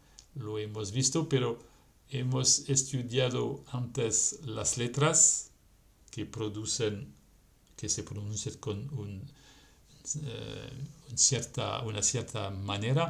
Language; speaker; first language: Spanish; non-native, fluent; French